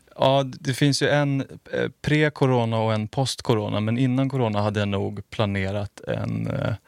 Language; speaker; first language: Swedish; native; Swedish